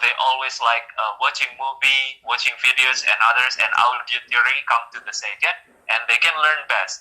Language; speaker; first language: English; non-native, fluent; Indonesian